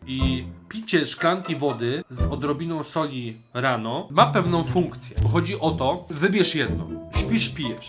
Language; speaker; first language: Polish; native; Polish